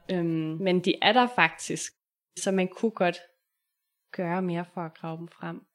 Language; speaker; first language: Danish; native; Danish